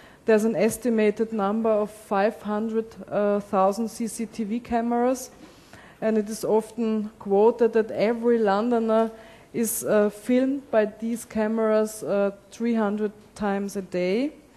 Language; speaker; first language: English; non-native, fluent; German